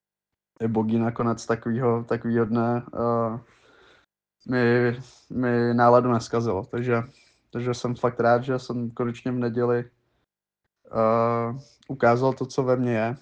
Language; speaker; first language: Czech; native; Czech